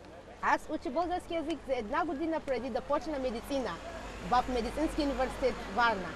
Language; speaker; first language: Bulgarian; non-native, learner; Hausa